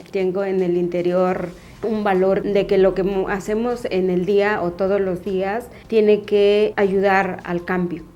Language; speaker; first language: Spanish; non-native, local second language; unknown